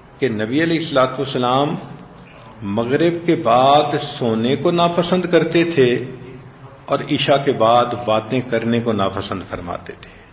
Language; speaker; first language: Urdu; non-native, local second language; Punjabi